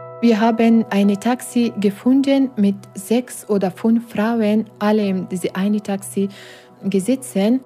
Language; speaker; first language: German; non-native, learner; Persian